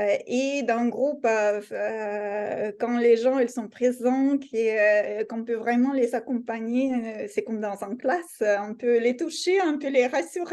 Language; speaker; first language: French; non-native, fluent; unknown